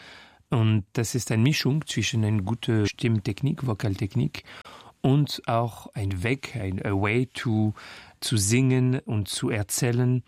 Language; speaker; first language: German; non-native, fluent; French